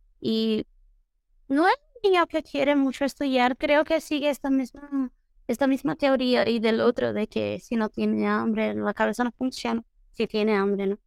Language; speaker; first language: Spanish; non-native, fluent; Portuguese